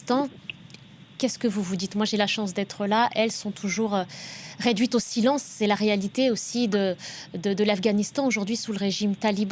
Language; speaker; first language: French; native; French